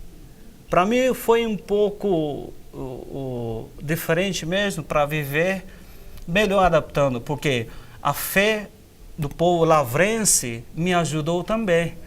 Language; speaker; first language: Portuguese; non-native, fluent; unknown